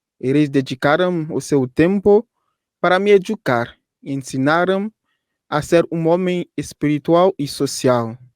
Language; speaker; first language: Portuguese; non-native, fluent; Haitian Creole